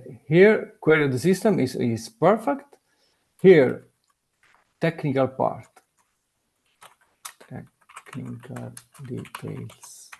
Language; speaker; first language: English; non-native, learner; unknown